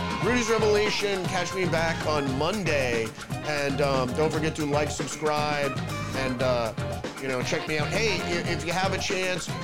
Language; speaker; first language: English; early bilingual, other home language; German